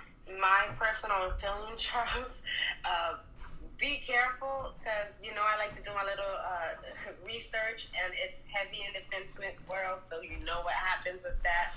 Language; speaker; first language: English; native; English